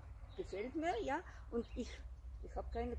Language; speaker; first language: German; non-native, learner; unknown